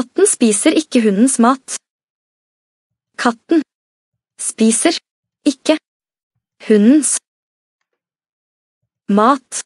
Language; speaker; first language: Norwegian; non-native, learner; Amharic